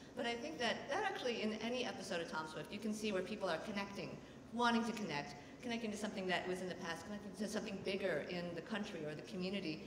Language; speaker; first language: English; native; English